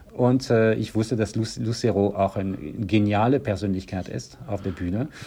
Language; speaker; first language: German; non-native, fluent; French